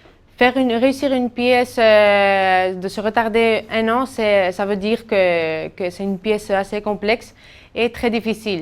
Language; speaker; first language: French; non-native, fluent; Spanish